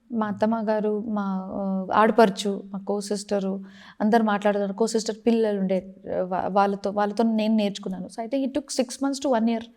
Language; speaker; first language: Telugu; non-native, fluent; Marathi